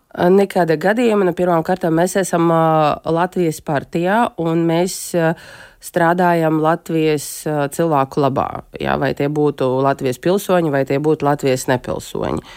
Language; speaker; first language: Latvian; non-native, local second language; Russian